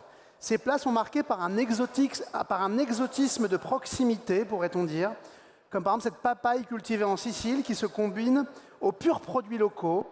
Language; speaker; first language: French; native; French